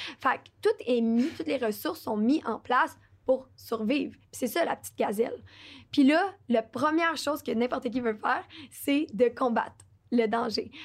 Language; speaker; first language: French; native; French